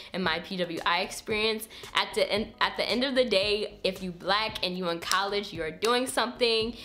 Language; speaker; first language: English; native; English